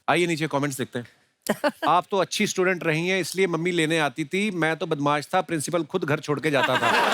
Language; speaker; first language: Hindi; non-native, local second language; Punjabi